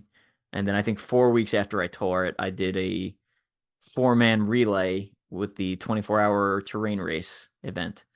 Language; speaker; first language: English; native; English